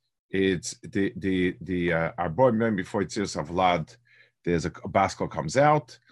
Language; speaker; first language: English; native; English